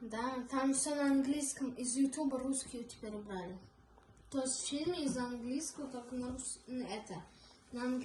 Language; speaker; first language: Russian; early bilingual, other home language; Tajik